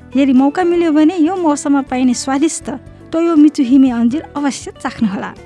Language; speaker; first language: Nepali; native; Nepali